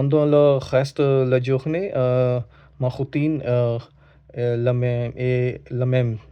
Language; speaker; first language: French; non-native, learner; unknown